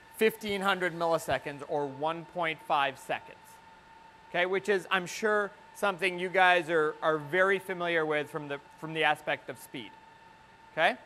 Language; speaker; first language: English; native; English